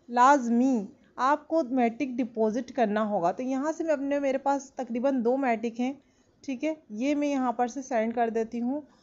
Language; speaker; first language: Urdu; non-native, local second language; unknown